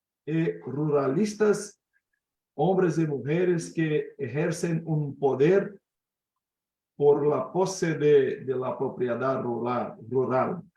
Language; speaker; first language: Spanish; non-native, fluent; Portuguese